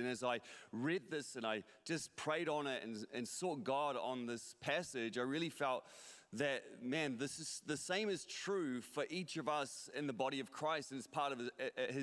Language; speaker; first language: English; native; English